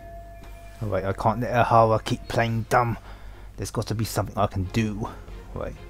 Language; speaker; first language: English; native; English